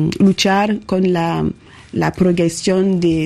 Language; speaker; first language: Spanish; non-native, learner; French